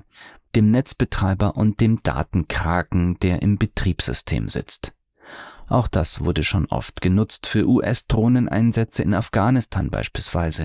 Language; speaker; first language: German; native; German